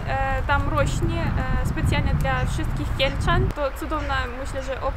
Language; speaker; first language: Polish; non-native, fluent; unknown